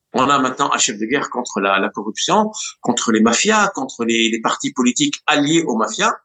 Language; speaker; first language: French; non-native, local second language; Arabic